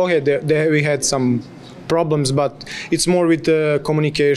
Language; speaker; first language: English; non-native, fluent; Polish